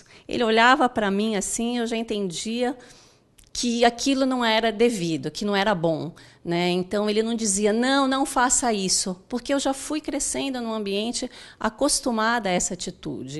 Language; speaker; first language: Portuguese; native; Portuguese